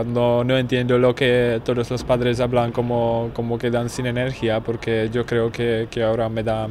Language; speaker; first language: Spanish; non-native, fluent; Czech